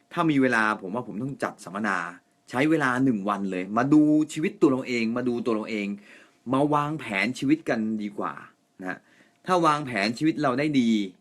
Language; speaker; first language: Thai; non-native, fluent; Japanese